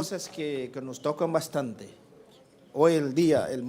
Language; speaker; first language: Spanish; non-native, fluent; Portuguese